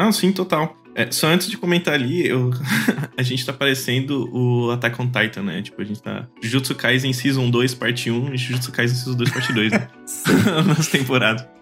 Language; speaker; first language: Portuguese; native; Portuguese